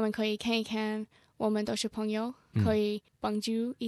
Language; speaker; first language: Chinese; non-native, learner; English